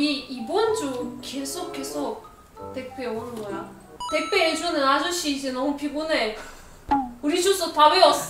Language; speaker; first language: Korean; non-native, fluent; Russian